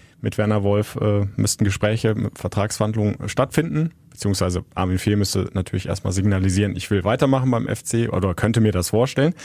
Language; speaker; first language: German; native; German